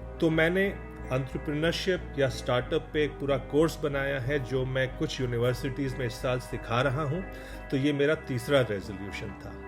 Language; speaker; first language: Hindi; non-native, local second language; Tamil